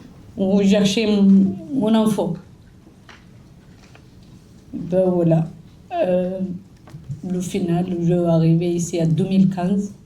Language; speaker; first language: French; non-native, learner; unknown